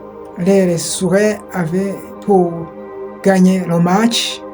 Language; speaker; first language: French; non-native, local second language; Kinyarwanda